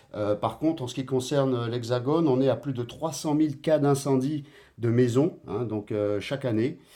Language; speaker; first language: French; native; French